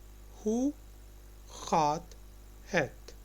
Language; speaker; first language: Dutch; non-native, learner; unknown